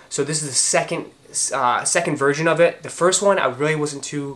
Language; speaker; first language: English; native; English